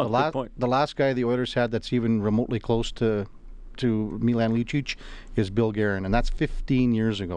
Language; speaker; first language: English; native; English